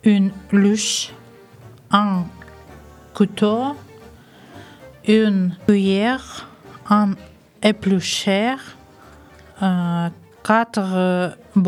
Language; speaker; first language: French; non-native, learner; Ukrainian